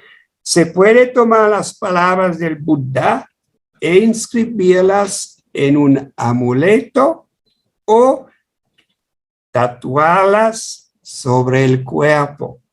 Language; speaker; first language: Spanish; non-native, fluent; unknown